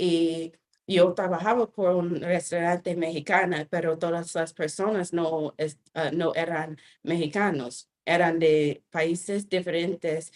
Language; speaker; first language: Spanish; non-native, fluent; English